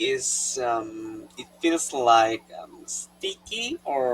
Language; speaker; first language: English; non-native, learner; Korean